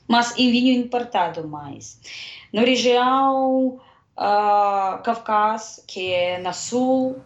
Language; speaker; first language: Portuguese; non-native, fluent; Russian